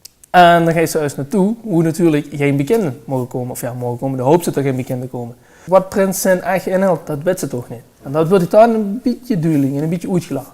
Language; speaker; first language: Dutch; native; Dutch